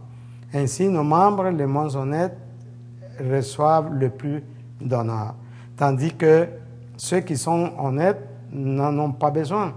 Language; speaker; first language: French; native; French